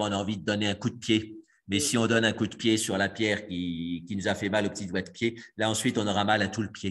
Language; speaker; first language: French; native; French